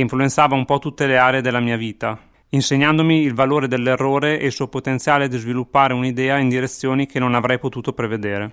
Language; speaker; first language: Italian; native; Italian